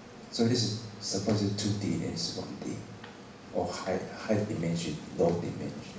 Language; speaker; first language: English; non-native, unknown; Chinese